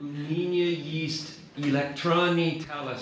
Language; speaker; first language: Russian; non-native, learner; English